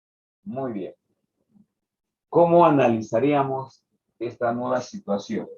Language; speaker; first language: Spanish; native; Spanish